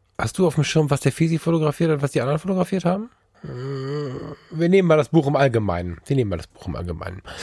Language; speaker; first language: German; early bilingual, other home language; Turkish